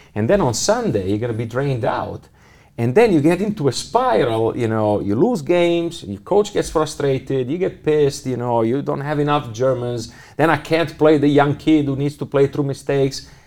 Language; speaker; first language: English; non-native, fluent; Italian